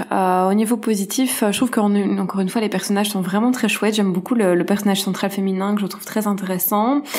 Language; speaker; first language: French; native; French